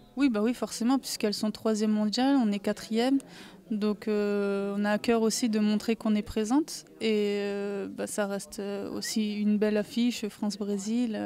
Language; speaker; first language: French; native; French